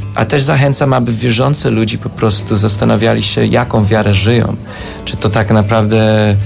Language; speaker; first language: Polish; early bilingual, heritage; Polish